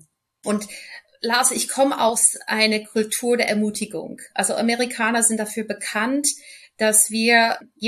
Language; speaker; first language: German; non-native, fluent; English